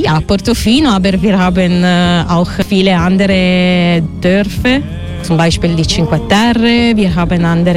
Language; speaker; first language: German; non-native, learner; Italian